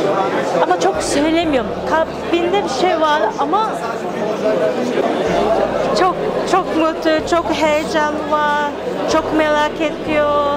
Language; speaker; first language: Turkish; non-native, learner; Japanese